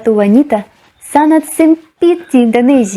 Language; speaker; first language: Indonesian; non-native, fluent; Russian